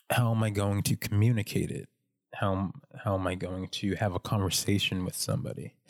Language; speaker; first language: English; native; English